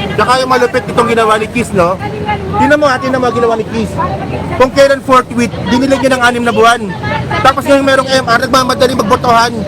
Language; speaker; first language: Filipino; native; Filipino